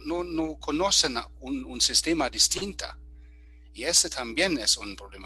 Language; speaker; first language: Spanish; non-native, fluent; German